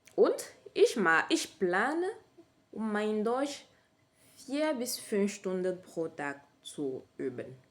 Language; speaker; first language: German; non-native, learner; French